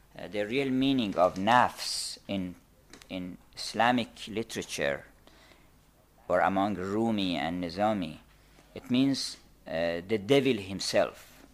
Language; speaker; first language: English; non-native, fluent; Persian